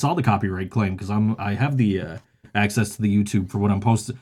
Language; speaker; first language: English; native; English